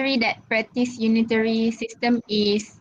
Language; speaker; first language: English; non-native, learner; Malay